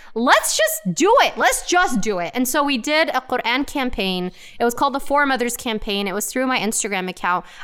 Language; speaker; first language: English; native; English